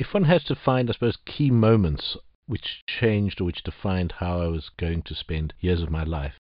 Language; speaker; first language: English; native; English